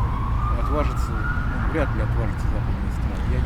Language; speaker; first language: Russian; native; Russian